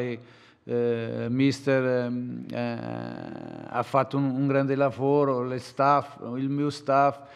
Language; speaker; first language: Italian; non-native, learner; Portuguese